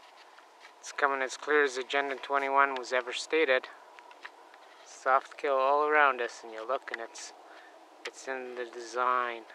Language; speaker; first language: English; native; English